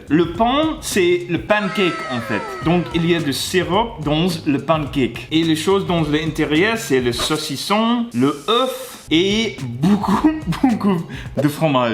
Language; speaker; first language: French; non-native, learner; English